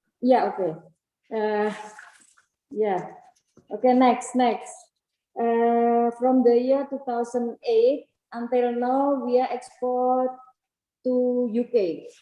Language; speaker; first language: English; non-native, learner; Indonesian